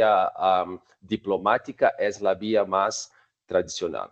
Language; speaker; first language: Spanish; non-native, fluent; Portuguese